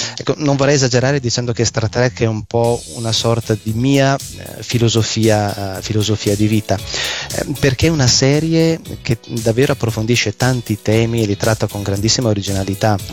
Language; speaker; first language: Italian; native; Italian